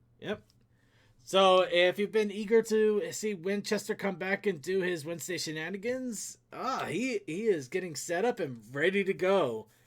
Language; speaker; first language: English; native; English